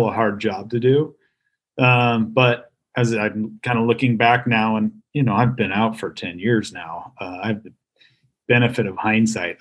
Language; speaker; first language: English; native; English